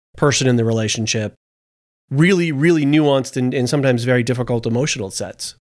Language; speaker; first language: English; early bilingual, other home language; Italian